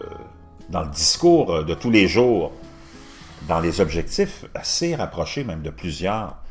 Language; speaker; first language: French; native; French